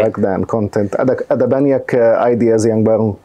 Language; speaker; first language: Indonesian; non-native, fluent; Arabic